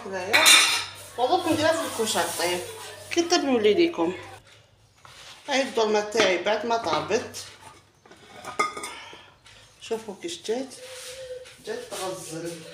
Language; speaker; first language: Arabic; native; Arabic